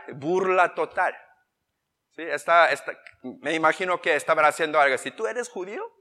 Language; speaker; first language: Spanish; non-native, fluent; Korean